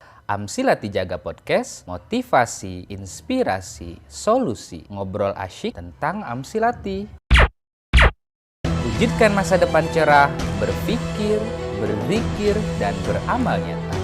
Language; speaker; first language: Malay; non-native, local second language; Javanese